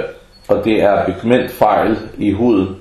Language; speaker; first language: Danish; early bilingual, other home language; Arabic